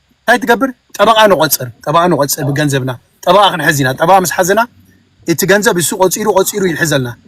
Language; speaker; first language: Tigrinya; early bilingual, heritage; Tigrinya